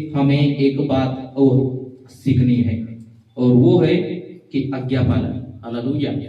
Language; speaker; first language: Hindi; non-native, local second language; Marathi